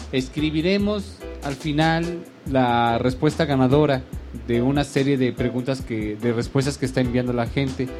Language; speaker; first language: Spanish; native; Spanish